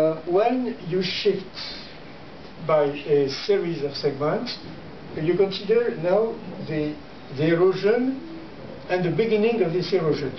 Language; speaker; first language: English; non-native, fluent; French